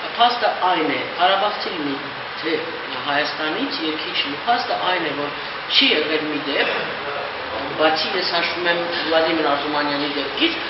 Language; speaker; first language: Armenian; native; Armenian